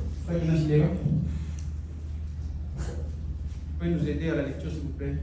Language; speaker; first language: French; non-native, local second language; Lingala